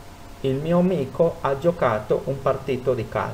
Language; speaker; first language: Italian; non-native, fluent; Spanish